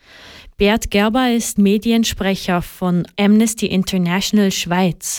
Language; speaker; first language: German; native; German